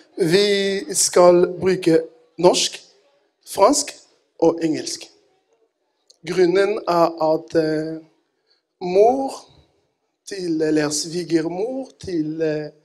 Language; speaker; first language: Norwegian; non-native, fluent; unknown